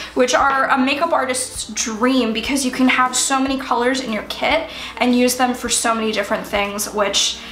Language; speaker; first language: English; native; English